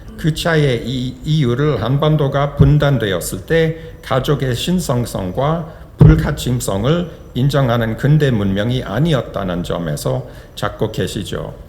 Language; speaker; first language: Korean; non-native, fluent; English